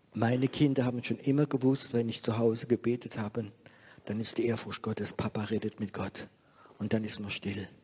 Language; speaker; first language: German; non-native, fluent; French